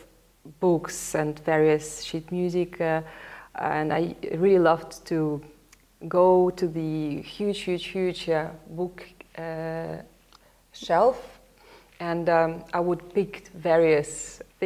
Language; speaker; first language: English; non-native, fluent; Russian